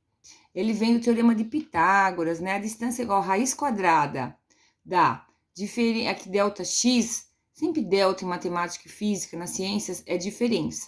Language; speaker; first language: Portuguese; native; Portuguese